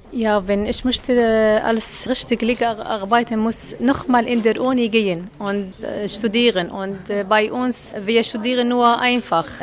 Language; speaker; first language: German; non-native, learner; Arabic